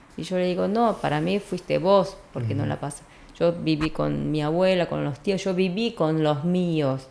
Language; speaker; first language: Spanish; early bilingual, other home language; Korean